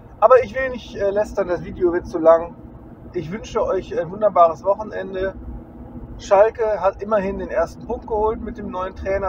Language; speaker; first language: German; native; German